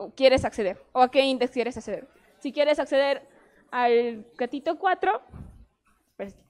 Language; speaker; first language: Spanish; native; Spanish